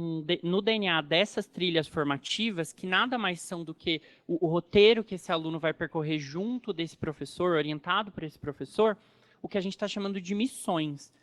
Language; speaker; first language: Portuguese; native; Portuguese